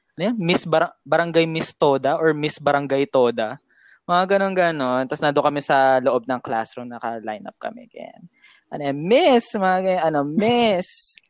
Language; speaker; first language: Filipino; native; Filipino